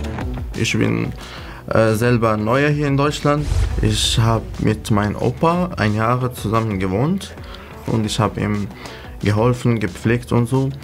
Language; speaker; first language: German; non-native, learner; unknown